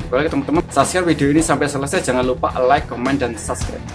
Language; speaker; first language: Indonesian; native; Indonesian